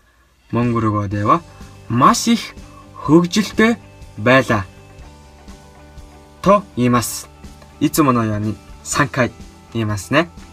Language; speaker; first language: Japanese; non-native, fluent; Mongolian